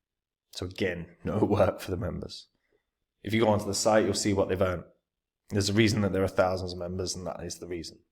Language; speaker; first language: English; native; English